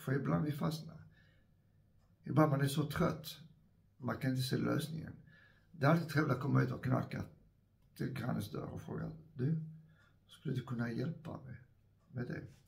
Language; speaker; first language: Swedish; non-native, fluent; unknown